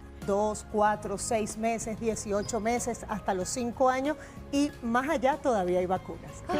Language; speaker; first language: Spanish; native; Spanish